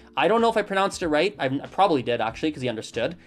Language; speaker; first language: English; native; English